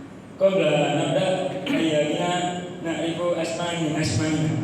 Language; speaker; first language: Arabic; non-native, learner; Indonesian